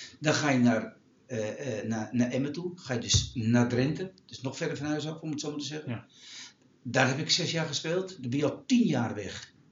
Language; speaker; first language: Dutch; native; Dutch